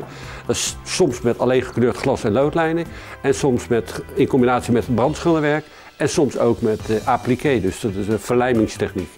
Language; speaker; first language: Dutch; native; Dutch